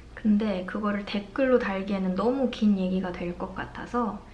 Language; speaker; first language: Korean; native; Korean